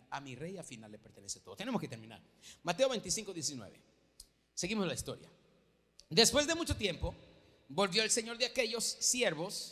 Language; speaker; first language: Spanish; native; Spanish